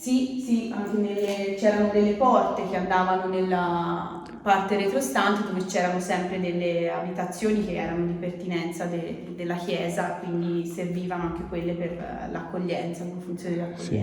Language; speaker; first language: Italian; native; Italian